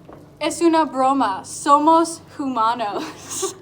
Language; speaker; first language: Spanish; non-native, learner; English